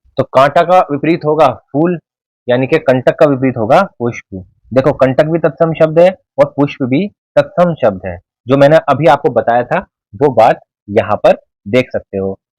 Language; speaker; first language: Hindi; native; Hindi